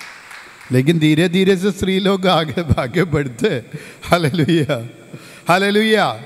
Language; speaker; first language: Hindi; non-native, local second language; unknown